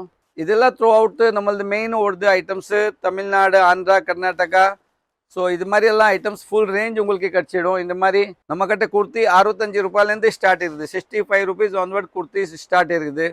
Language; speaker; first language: Tamil; non-native, learner; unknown